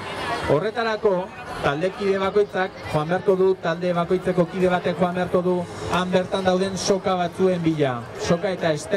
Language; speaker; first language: Basque; native; Basque